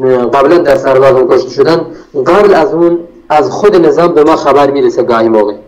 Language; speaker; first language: Persian; non-native, local second language; Baluchi